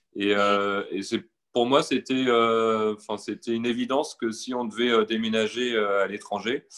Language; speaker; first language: French; native; French